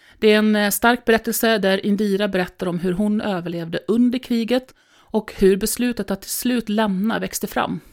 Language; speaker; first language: Swedish; native; Swedish